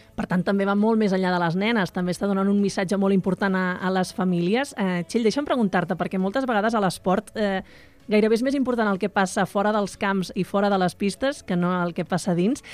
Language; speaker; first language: Catalan; native; Catalan